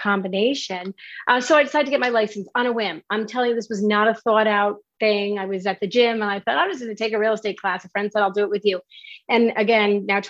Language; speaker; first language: English; native; English